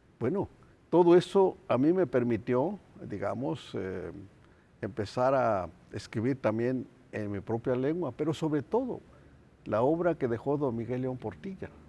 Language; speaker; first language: Spanish; non-native, local second language; Nahuatl languages